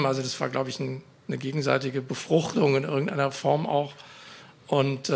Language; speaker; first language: German; native; German